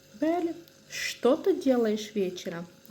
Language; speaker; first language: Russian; non-native, fluent; Azerbaijani